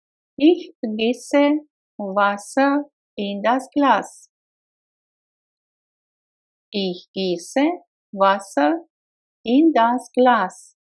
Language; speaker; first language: German; non-native, fluent; Russian